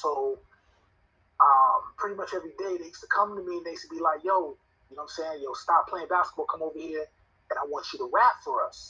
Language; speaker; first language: English; native; English